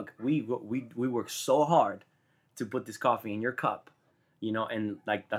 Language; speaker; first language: English; non-native, fluent; Spanish